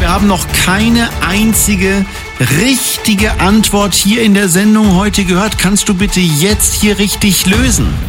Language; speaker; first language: German; native; German